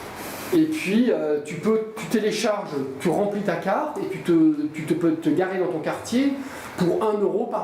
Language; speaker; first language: French; native; French